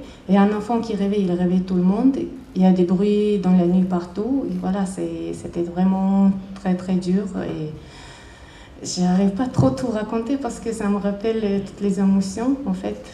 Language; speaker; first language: French; non-native, fluent; Chechen